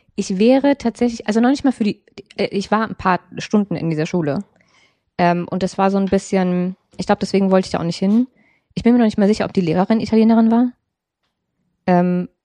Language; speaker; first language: German; native; German